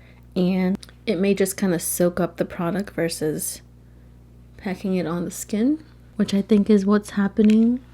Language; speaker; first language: English; native; English